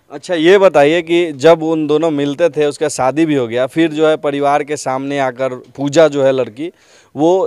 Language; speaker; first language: Hindi; native; Hindi